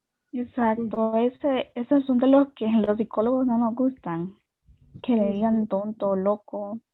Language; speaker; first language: Spanish; native; Spanish